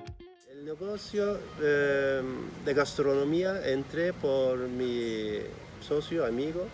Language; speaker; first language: Spanish; non-native, fluent; Turkish